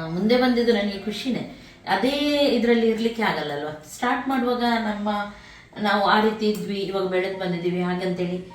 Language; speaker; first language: Kannada; native; Kannada